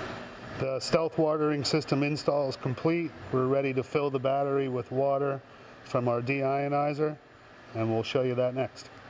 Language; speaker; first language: English; native; English